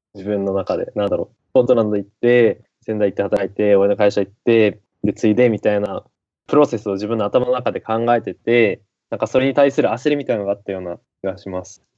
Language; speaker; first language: Japanese; native; Japanese